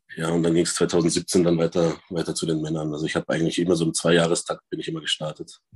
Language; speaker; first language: German; native; German